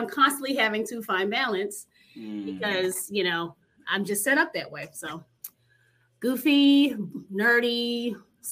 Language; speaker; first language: English; native; English